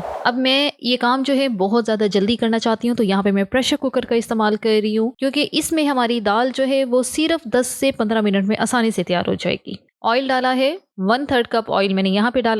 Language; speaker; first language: Hindi; native; Hindi